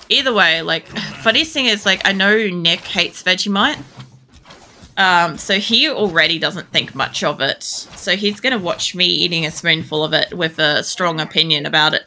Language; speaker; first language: English; native; English